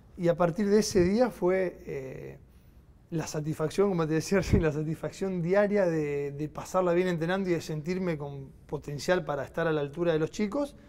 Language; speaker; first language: Spanish; native; Spanish